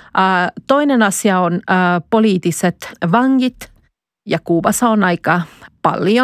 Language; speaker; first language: Finnish; non-native, fluent; Spanish